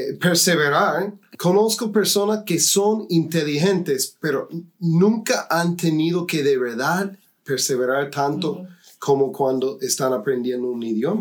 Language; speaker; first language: Spanish; non-native, fluent; English